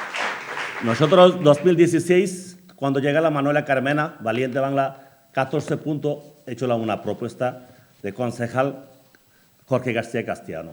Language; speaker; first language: Spanish; non-native, learner; Bangla